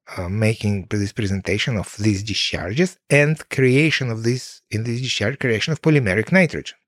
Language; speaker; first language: English; non-native, fluent; Ukrainian